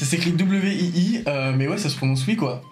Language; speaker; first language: French; native; French